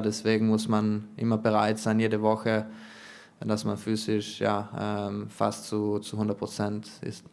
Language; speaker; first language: German; non-native, fluent; Italian